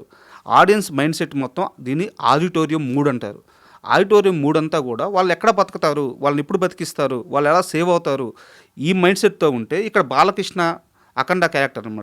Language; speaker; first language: Telugu; native; Telugu